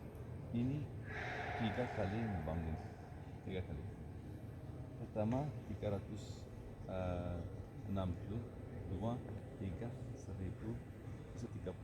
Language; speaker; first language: Indonesian; non-native, learner; Turkish